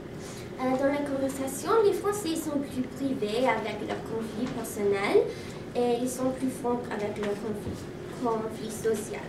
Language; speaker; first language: French; non-native, learner; English